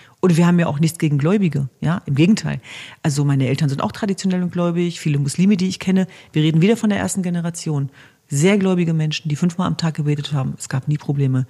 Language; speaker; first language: German; early bilingual, other home language; Kurdish